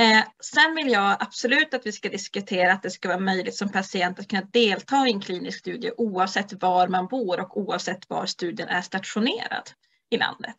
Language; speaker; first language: Swedish; native; Swedish